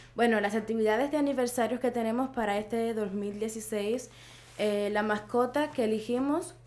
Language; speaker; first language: Spanish; native; Spanish